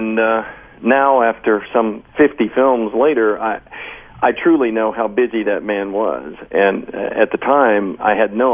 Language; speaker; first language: English; native; English